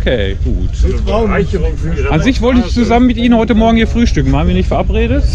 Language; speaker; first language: German; native; German